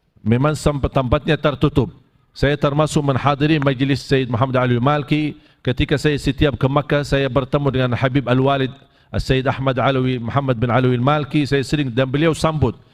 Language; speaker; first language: Malay; non-native, fluent; Arabic